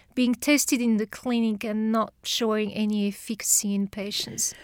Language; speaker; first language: English; non-native, fluent; French